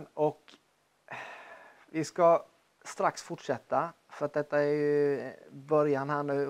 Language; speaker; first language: Swedish; native; Swedish